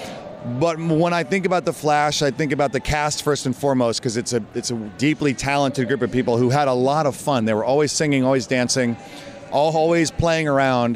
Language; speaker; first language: English; native; English